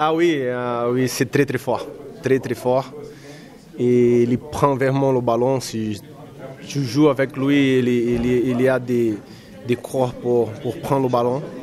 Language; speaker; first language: French; non-native, fluent; Czech